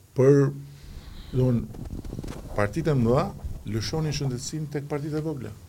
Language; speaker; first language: Albanian; native; Albanian